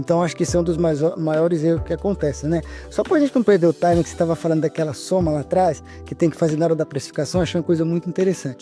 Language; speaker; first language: Portuguese; native; Portuguese